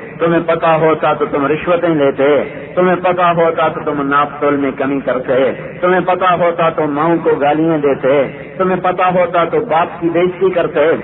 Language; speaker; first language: Urdu; non-native, local second language; Punjabi